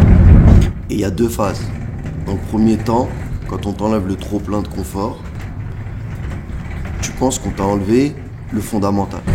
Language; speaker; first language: French; native; French